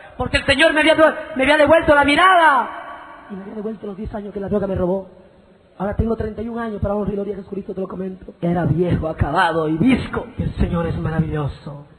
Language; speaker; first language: Spanish; native; Spanish